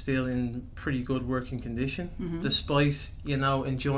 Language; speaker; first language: English; native; English